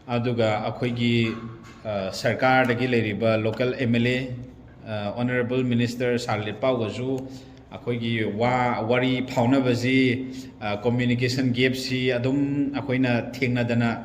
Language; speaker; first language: Manipuri; non-native, local second language; Thado Chin